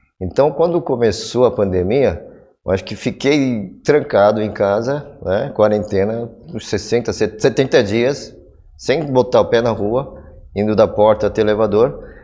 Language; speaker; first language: Portuguese; early bilingual, other home language; Korean